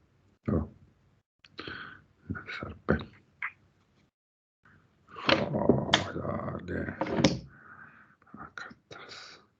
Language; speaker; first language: Spanish; native; Spanish